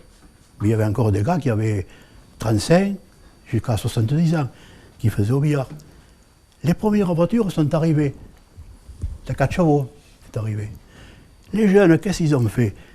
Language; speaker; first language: French; native; French